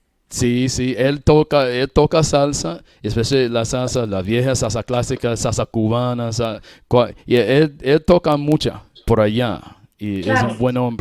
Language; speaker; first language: Spanish; non-native, learner; English